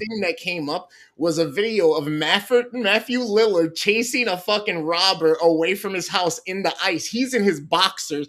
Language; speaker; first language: English; native; English